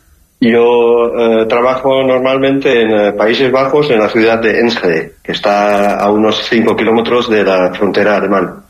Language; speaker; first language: Spanish; early bilingual, heritage; Spanish